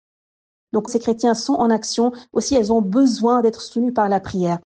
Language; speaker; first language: French; non-native, local second language; Arabic